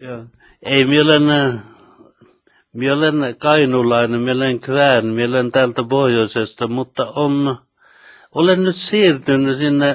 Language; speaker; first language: Finnish; early bilingual, heritage; Finnish